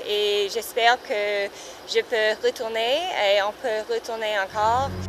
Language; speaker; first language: French; non-native, learner; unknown